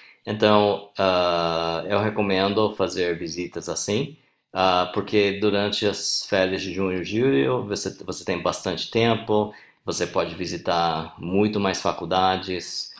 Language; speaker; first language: Portuguese; non-native, fluent; English